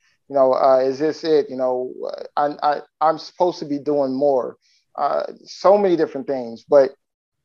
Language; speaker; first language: English; native; English